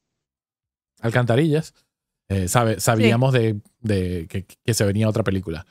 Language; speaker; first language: Spanish; native; Spanish